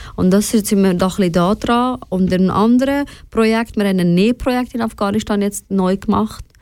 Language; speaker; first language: German; early bilingual, other home language; Persian